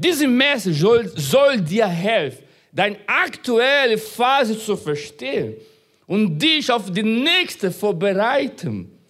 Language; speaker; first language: German; non-native, fluent; Portuguese